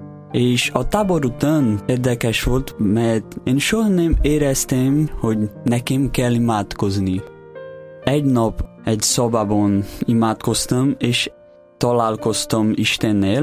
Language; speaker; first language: Hungarian; non-native, learner; Portuguese